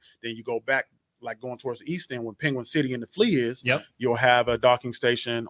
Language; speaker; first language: English; native; English